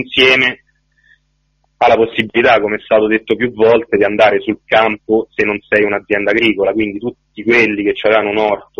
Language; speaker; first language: Italian; native; Italian